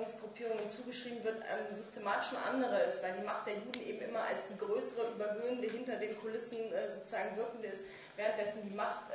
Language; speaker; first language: German; native; German